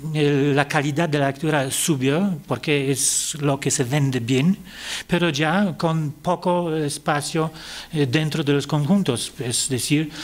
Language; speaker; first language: Spanish; non-native, fluent; Polish